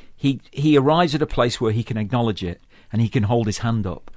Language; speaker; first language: English; native; English